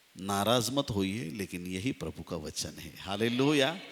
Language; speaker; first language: Hindi; non-native, local second language; Marathi